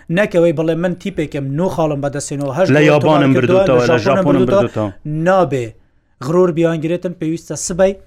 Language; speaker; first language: Central Kurdish; non-native, local second language; Kurdish